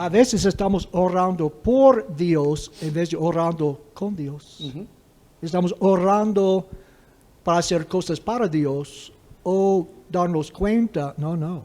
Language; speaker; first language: Spanish; non-native, fluent; English